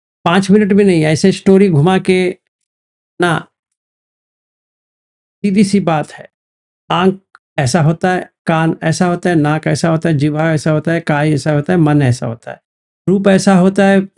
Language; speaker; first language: Hindi; native; Hindi